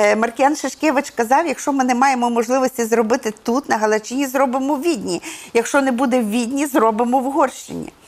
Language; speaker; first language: Ukrainian; native; Ukrainian